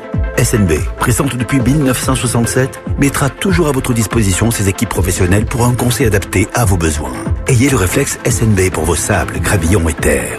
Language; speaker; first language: French; native; French